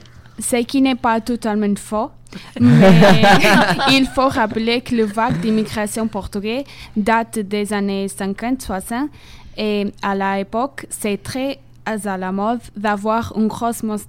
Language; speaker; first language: French; non-native, fluent; Portuguese